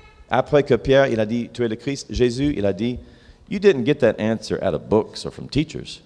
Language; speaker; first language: English; native; English